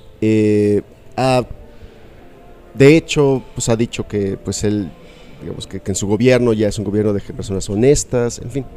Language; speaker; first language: Spanish; native; Spanish